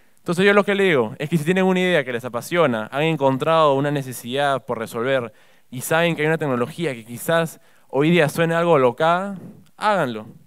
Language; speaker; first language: Spanish; native; Spanish